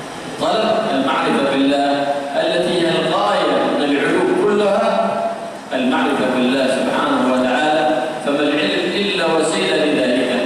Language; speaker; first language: Arabic; native; Arabic